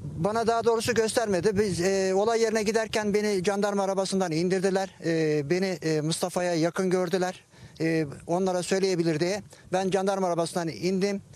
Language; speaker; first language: Turkish; native; Turkish